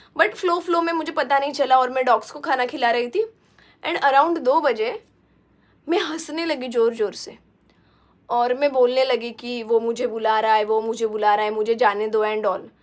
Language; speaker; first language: Hindi; non-native, local second language; Marathi